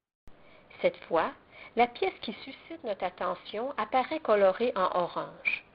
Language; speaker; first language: French; native; French